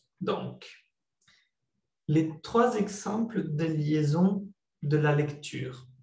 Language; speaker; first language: French; non-native, fluent; Spanish